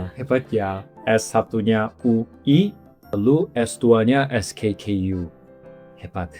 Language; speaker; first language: Indonesian; non-native, fluent; Korean